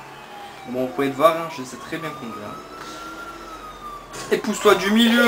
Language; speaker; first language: French; native; French